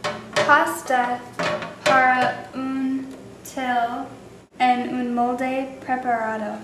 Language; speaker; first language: Spanish; non-native, learner; English